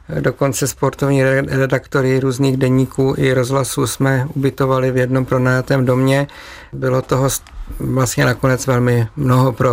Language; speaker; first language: Czech; native; Czech